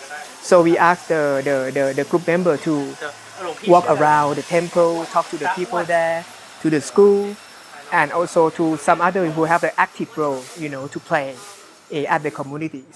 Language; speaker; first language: English; non-native, fluent; Thai